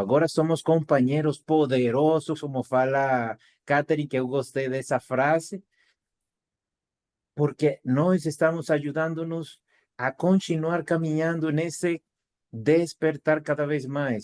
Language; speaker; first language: Portuguese; non-native, fluent; Spanish